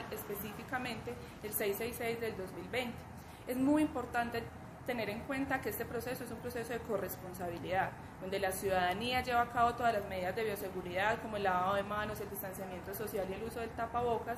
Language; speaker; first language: Spanish; native; Spanish